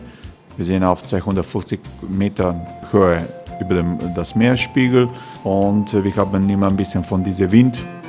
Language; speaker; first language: German; non-native, learner; Croatian